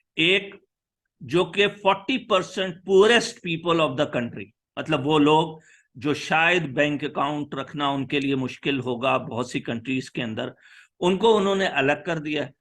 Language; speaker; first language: Urdu; native; Urdu